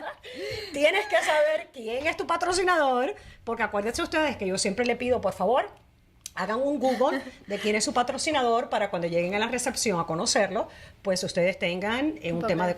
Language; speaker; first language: Spanish; native; Spanish